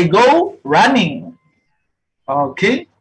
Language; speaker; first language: English; non-native, fluent; Spanish